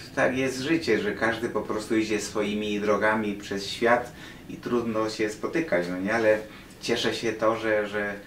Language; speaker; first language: Polish; non-native, fluent; Spanish